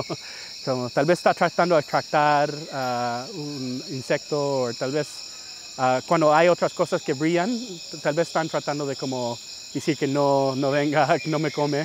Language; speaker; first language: Spanish; early bilingual, heritage; English